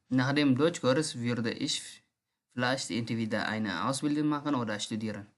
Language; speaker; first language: German; non-native, learner; Tigrinya